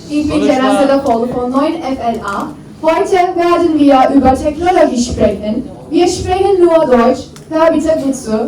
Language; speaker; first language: German; non-native, learner; Turkish